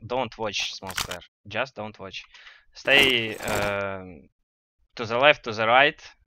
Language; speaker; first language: English; non-native, learner; Russian